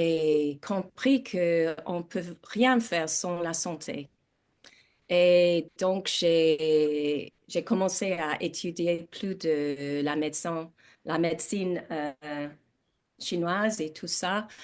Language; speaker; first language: French; non-native, learner; English